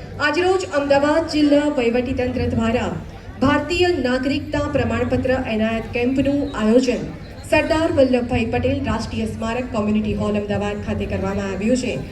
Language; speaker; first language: Gujarati; native; Gujarati